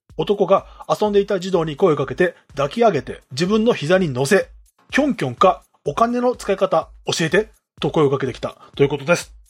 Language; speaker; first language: Japanese; native; Japanese